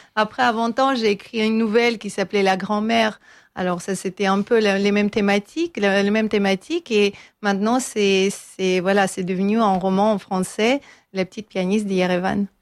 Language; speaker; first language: French; non-native, fluent; Armenian